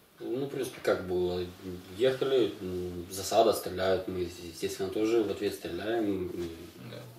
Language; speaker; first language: Russian; non-native, local second language; Ukrainian